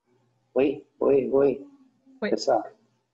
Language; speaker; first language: French; non-native, learner; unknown